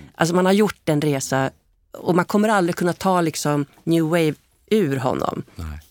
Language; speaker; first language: Swedish; native; Swedish